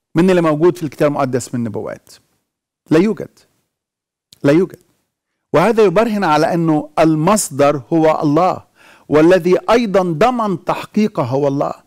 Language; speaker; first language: Arabic; native; Arabic